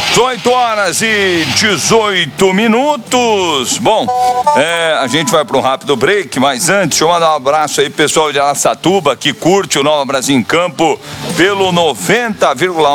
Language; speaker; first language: Portuguese; native; Portuguese